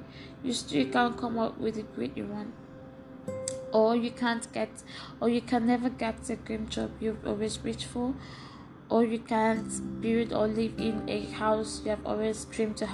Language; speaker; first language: English; non-native, local second language; Igbo